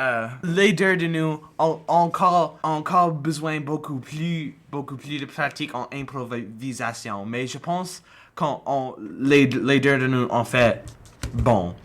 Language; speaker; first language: French; non-native, learner; English